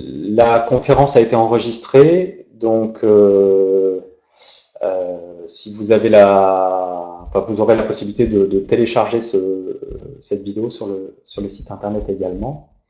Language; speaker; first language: French; native; French